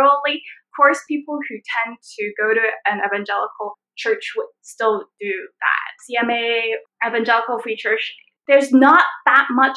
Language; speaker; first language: English; non-native, local second language; Cantonese